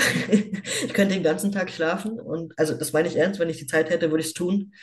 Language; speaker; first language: German; native; German